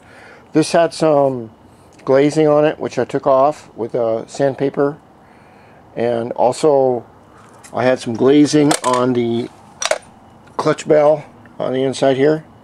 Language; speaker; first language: English; native; English